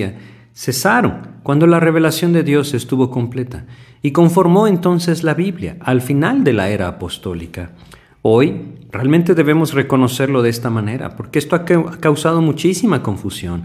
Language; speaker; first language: Spanish; native; Spanish